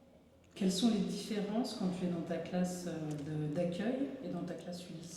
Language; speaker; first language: French; native; French